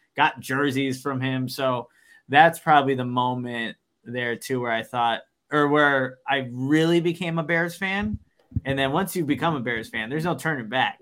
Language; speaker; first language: English; native; English